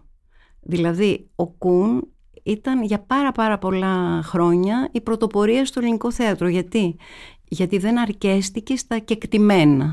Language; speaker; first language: Greek; native; Greek